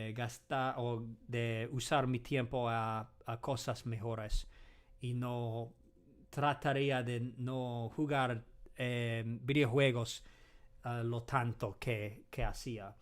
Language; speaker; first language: Spanish; non-native, learner; English